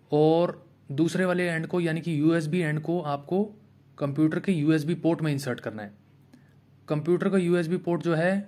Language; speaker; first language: Hindi; native; Hindi